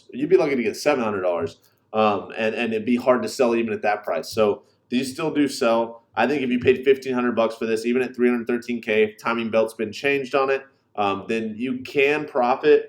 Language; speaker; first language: English; native; English